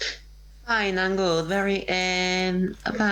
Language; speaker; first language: English; non-native, learner; Spanish